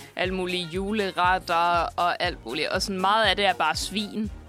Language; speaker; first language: Danish; native; Danish